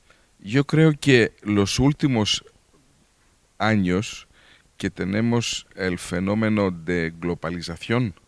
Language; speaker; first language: Spanish; non-native, learner; Greek